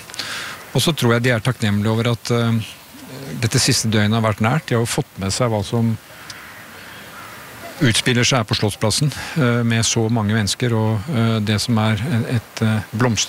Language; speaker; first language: Norwegian; native; Norwegian